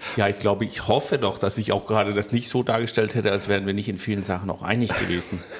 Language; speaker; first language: German; non-native, fluent; Danish